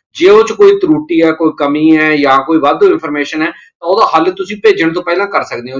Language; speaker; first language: Punjabi; native; Punjabi